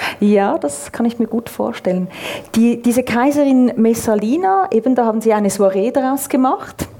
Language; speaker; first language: German; native; German